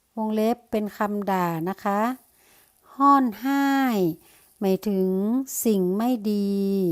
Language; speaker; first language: Thai; native; Thai